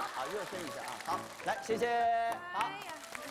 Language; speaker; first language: Chinese; native; Chinese